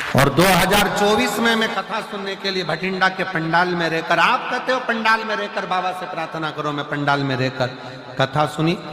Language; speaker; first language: Hindi; native; Hindi